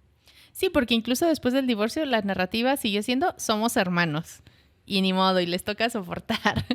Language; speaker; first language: Spanish; native; Spanish